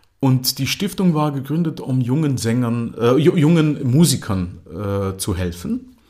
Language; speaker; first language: German; non-native, fluent; Croatian